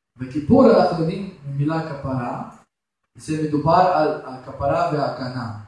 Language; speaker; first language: Hebrew; non-native, fluent; Russian